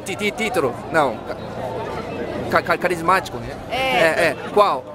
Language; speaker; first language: Portuguese; non-native, learner; Japanese